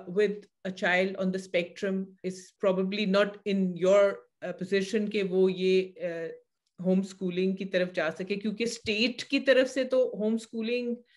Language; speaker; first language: Urdu; native; Urdu